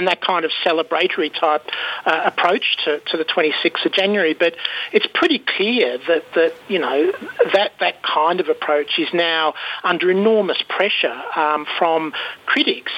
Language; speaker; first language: English; native; English